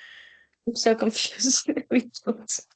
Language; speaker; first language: English; non-native, learner; Spanish